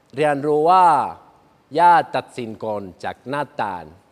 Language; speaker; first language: Thai; non-native, learner; Spanish